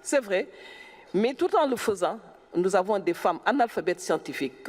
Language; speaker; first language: French; non-native, local second language; Wolof